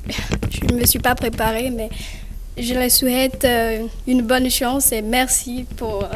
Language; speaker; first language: French; non-native, local second language; Comorian